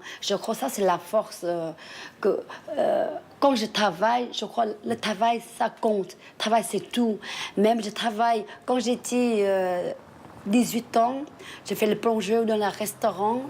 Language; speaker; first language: French; early bilingual, other home language; Vietnamese